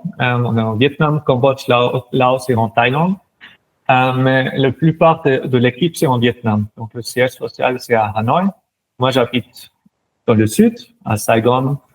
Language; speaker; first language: French; non-native, local second language; German